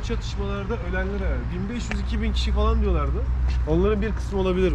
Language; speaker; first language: Turkish; native; Turkish